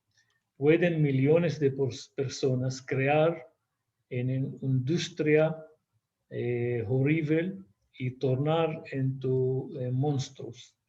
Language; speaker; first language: Spanish; non-native, fluent; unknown